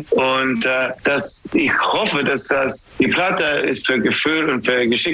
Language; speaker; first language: German; non-native, fluent; English